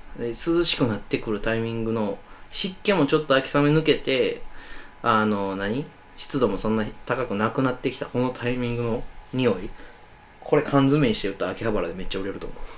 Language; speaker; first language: Japanese; native; Japanese